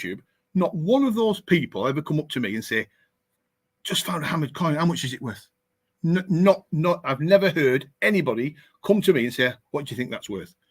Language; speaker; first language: English; native; English